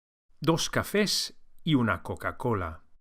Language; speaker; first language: Spanish; non-native, fluent; English